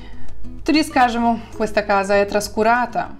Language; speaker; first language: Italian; non-native, fluent; Ukrainian